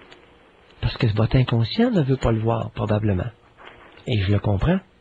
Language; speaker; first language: French; native; French